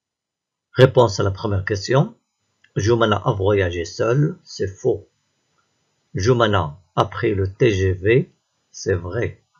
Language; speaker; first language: French; non-native, local second language; Arabic